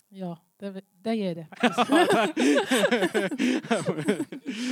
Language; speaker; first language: Swedish; non-native, learner; English